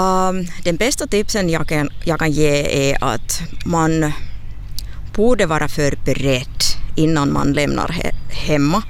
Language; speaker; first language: Swedish; non-native, local second language; Finnish